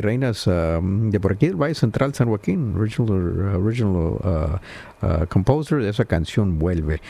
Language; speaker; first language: Spanish; early bilingual, heritage; Spanish